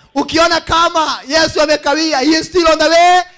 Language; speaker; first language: English; non-native, local second language; Swahili